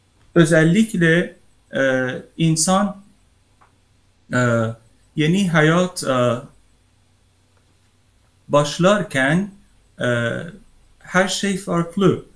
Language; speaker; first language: Turkish; non-native, learner; Persian